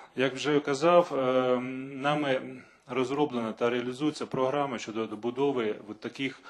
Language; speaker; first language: Ukrainian; non-native, local second language; Russian